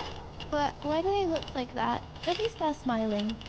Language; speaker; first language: English; native; English